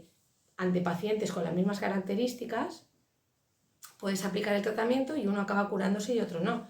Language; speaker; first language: Spanish; native; Spanish